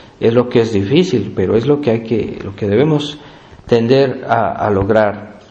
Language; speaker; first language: Spanish; native; Spanish